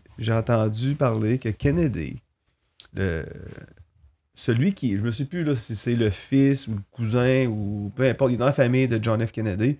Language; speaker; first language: French; native; French